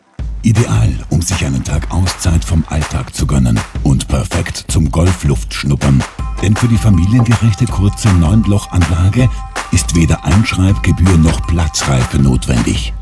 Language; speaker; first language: German; native; German